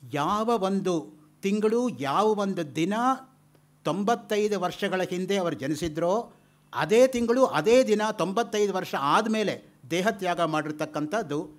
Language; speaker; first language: Kannada; native; Kannada